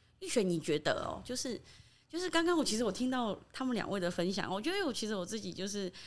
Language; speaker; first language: Chinese; early bilingual, other home language; Burmese